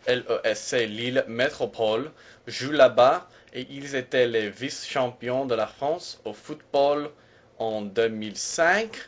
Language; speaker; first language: French; non-native, learner; English